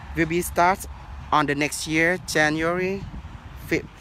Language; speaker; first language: English; non-native, learner; Thai